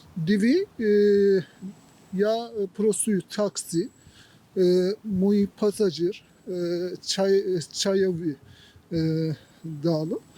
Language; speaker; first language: Ukrainian; non-native, learner; Turkish